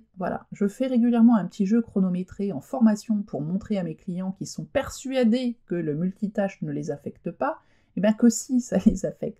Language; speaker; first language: French; native; French